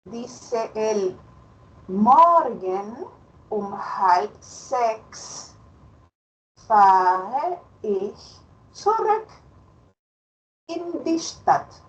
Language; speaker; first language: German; non-native, fluent; Spanish